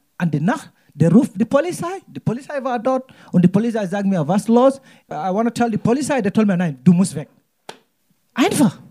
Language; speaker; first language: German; non-native, learner; Wolof